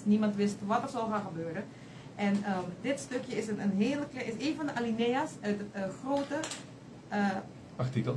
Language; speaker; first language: Dutch; native; Dutch